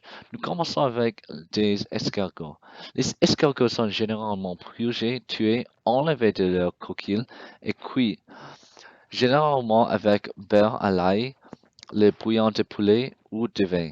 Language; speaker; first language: French; non-native, learner; English